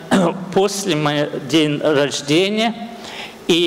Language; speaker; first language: Russian; non-native, fluent; English